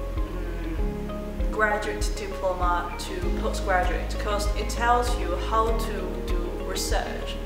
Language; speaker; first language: English; non-native, fluent; Chinese